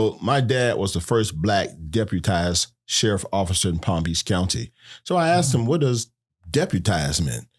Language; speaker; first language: English; native; English